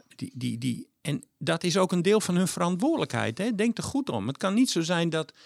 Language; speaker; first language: Dutch; native; Dutch